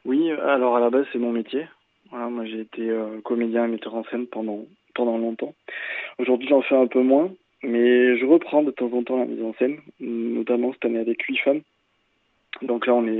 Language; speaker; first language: French; native; French